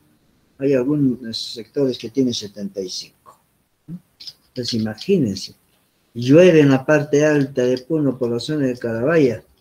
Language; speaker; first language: Spanish; native; Spanish